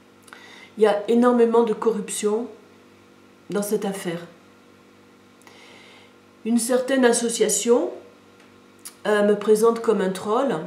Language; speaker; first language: French; native; French